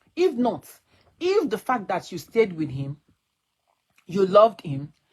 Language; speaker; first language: English; non-native, local second language; Yoruba